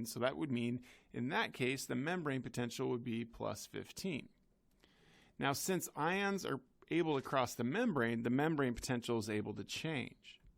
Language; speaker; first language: English; native; English